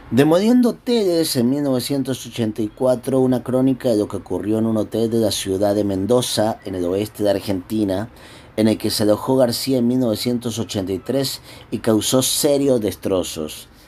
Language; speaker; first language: Spanish; native; Spanish